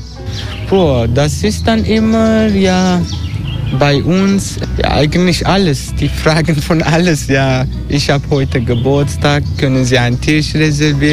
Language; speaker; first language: German; non-native, learner; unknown